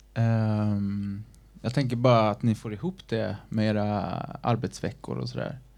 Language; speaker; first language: Swedish; native; Swedish